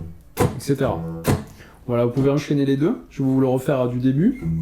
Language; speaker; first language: French; native; French